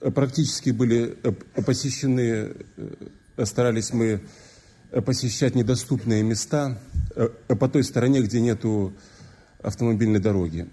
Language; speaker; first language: Russian; native; Russian